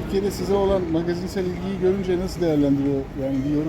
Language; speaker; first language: Turkish; native; Turkish